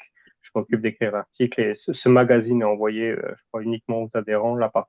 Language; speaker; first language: French; native; French